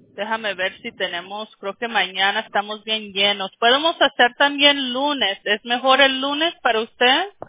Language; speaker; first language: Spanish; early bilingual, heritage; Spanish